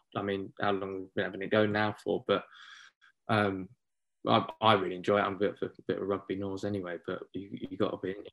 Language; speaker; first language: English; native; English